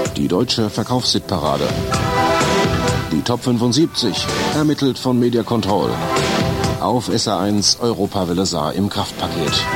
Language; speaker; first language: German; native; German